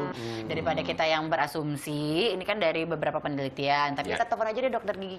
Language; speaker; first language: Indonesian; native; Indonesian